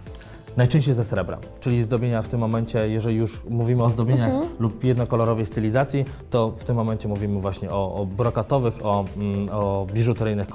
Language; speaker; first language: Polish; native; Polish